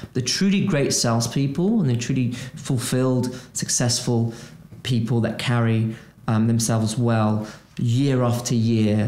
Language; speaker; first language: English; non-native, fluent; Portuguese